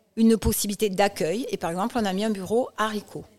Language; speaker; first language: French; native; French